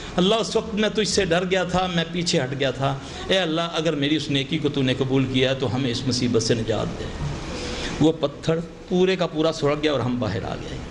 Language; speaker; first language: Urdu; non-native, local second language; Punjabi